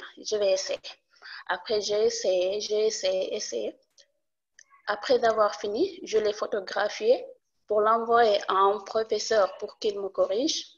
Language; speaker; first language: French; non-native, local second language; Wolof